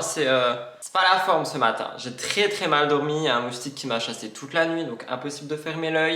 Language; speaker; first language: French; native; French